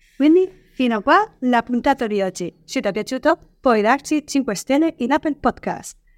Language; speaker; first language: Italian; non-native, learner; Spanish